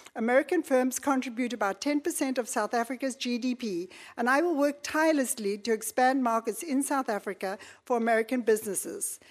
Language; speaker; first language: English; native; English